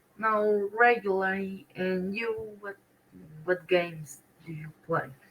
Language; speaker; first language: English; non-native, learner; Spanish